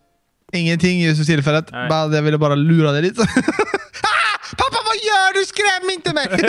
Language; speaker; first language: Swedish; native; Swedish